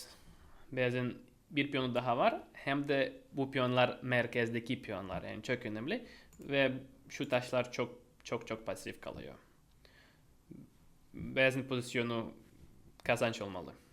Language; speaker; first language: Turkish; non-native, fluent; Russian